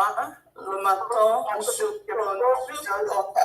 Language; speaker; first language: French; non-native, learner; English